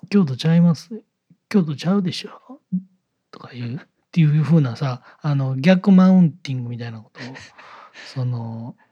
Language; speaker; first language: Japanese; native; Japanese